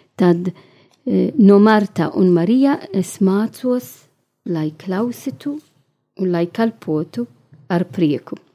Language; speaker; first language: Latvian; non-native, learner; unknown